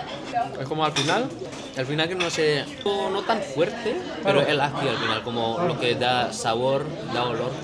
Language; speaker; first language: Spanish; non-native, learner; Indonesian